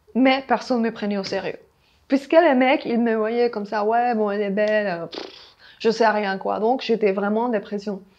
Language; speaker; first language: French; non-native, fluent; Spanish